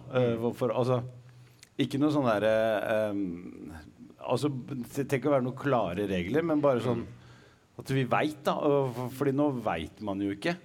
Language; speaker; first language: Norwegian; early bilingual, other home language; Arabic